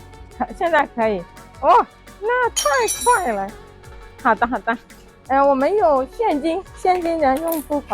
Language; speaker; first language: Chinese; non-native, fluent; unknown